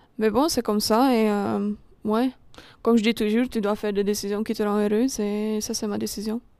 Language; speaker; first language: French; non-native, local second language; Dutch